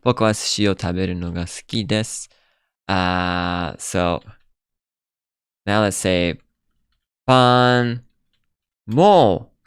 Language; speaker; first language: Japanese; non-native, fluent; English